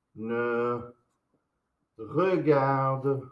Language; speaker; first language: French; non-native, fluent; English